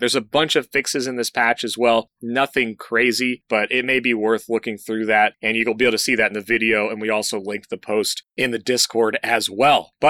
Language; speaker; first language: English; native; English